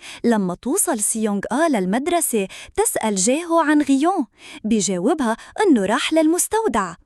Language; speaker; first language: Arabic; native; Arabic